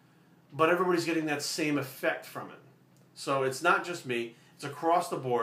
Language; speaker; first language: English; native; English